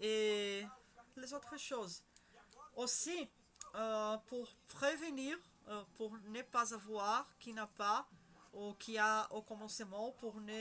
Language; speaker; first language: French; non-native, learner; Spanish